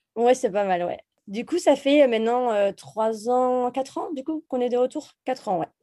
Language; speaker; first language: French; native; French